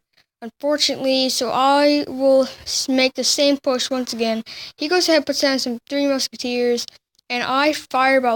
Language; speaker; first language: English; native; English